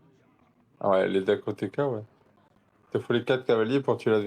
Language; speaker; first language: French; native; French